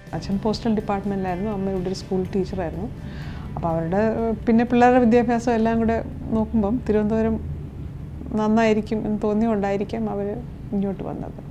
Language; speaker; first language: Malayalam; native; Malayalam